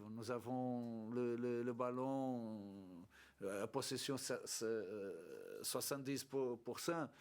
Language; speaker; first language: French; non-native, learner; Portuguese